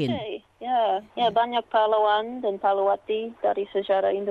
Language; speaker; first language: Indonesian; non-native, learner; English